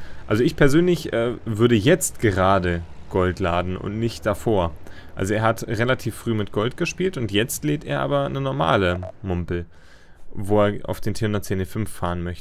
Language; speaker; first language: German; native; German